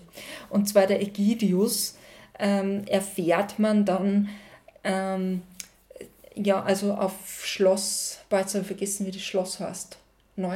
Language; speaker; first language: German; native; German